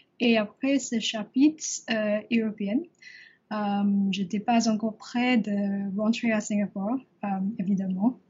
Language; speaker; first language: French; non-native, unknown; English